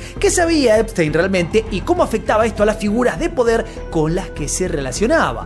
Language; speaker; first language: Spanish; native; Spanish